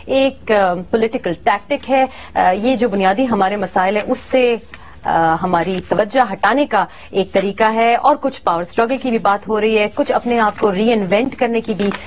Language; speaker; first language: Urdu; non-native, local second language; Pashto